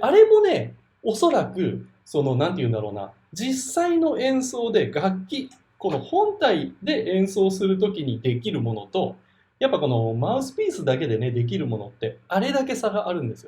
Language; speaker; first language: Japanese; native; Japanese